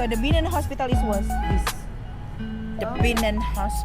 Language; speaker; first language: English; non-native, learner; Indonesian